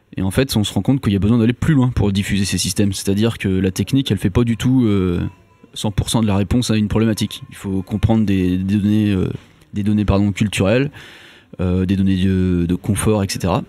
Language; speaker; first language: French; native; French